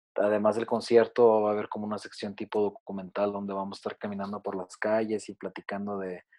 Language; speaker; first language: Spanish; native; Spanish